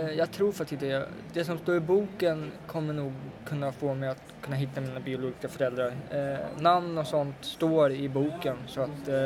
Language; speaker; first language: Swedish; early bilingual, other home language; Russian